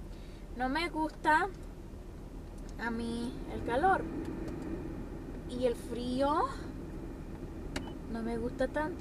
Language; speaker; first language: Spanish; early bilingual, heritage; Spanish